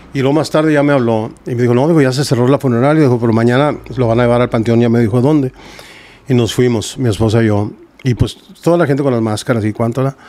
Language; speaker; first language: Spanish; early bilingual, heritage; Spanish